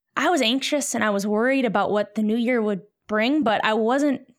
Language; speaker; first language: English; native; English